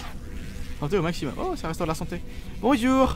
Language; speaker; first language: French; native; French